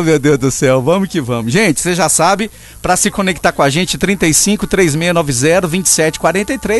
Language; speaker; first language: Portuguese; native; Portuguese